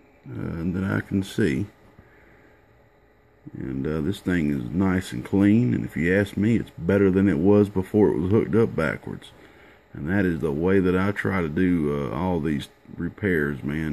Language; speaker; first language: English; native; English